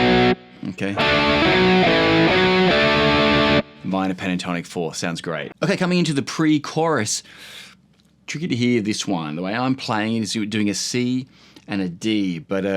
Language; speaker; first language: English; native; English